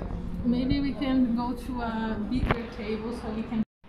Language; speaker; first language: English; non-native, fluent; Portuguese